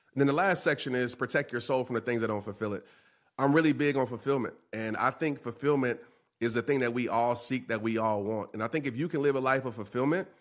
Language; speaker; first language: English; native; English